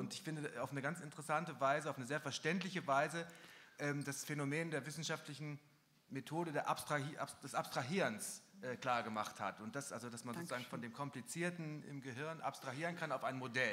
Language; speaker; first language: German; native; German